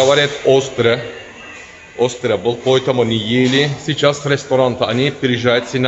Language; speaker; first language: Russian; non-native, learner; Turkish